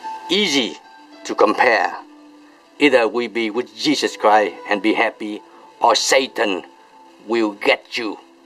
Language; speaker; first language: English; non-native, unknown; Vietnamese